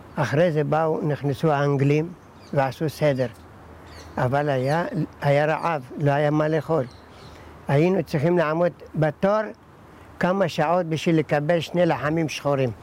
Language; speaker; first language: Hebrew; early bilingual, other home language; Arabic